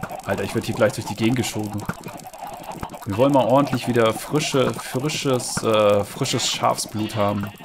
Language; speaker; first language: German; native; German